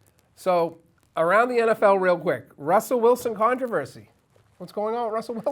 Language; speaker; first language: English; native; English